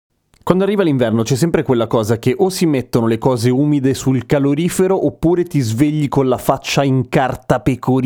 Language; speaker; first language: Italian; native; Italian